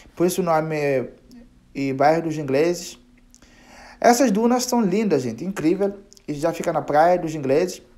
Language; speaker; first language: Portuguese; non-native, local second language; Kabuverdianu